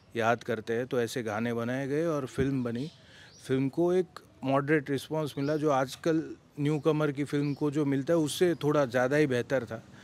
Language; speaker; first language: Hindi; non-native, local second language; Gujarati